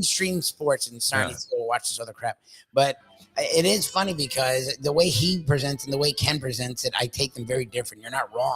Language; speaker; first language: English; native; English